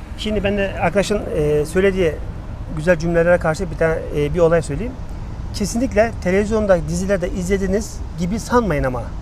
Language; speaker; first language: Turkish; native; Turkish